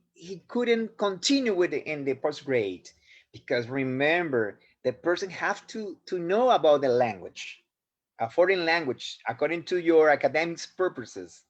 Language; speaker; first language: English; non-native, fluent; Spanish